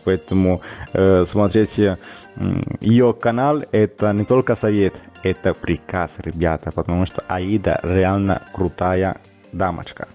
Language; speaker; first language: Russian; non-native, fluent; Italian